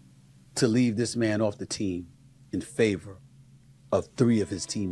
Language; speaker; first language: English; native; English